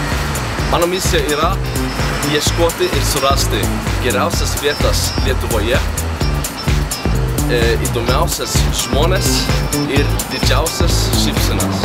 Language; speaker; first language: Lithuanian; non-native, learner; Swedish